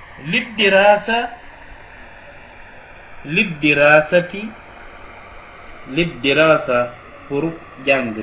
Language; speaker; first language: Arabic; non-native, fluent; Wolof